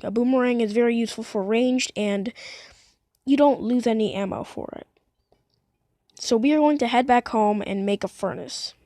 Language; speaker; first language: English; native; English